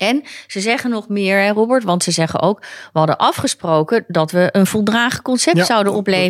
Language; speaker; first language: Dutch; native; Dutch